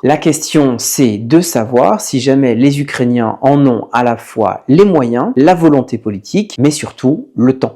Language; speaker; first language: French; native; French